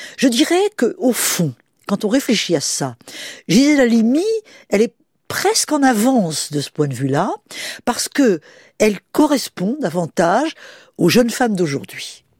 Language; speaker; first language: French; native; French